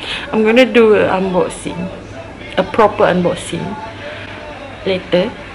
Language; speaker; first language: English; non-native, local second language; Malay